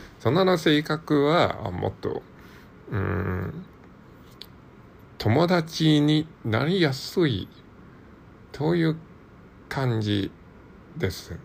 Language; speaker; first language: Japanese; non-native, learner; Cantonese